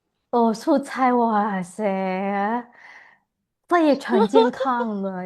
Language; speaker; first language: Chinese; non-native, fluent; Indonesian